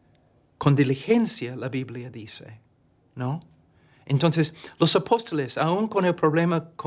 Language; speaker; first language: Spanish; non-native, fluent; English